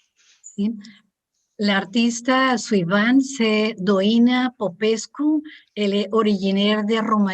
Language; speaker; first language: French; non-native, learner; Spanish